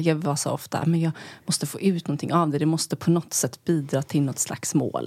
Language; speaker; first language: Swedish; native; Swedish